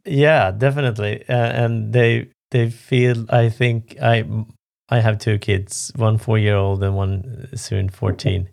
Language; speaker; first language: English; non-native, fluent; Swedish